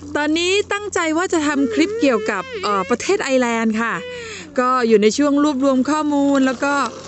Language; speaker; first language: Thai; native; Thai